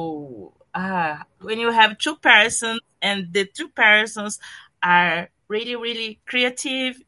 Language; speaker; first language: English; non-native, learner; Portuguese